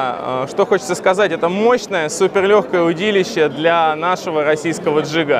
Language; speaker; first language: Russian; native; Russian